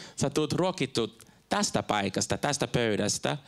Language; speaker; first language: Finnish; non-native, fluent; Portuguese